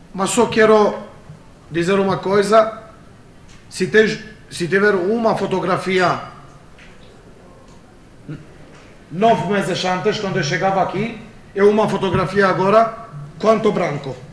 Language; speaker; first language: Portuguese; non-native, fluent; Romanian